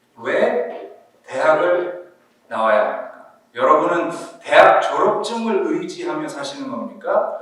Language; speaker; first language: Korean; early bilingual, heritage; Korean